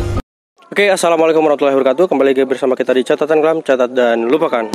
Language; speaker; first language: Indonesian; native; Indonesian